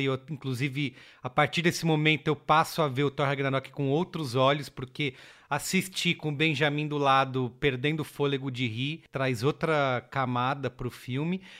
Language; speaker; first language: Portuguese; native; Portuguese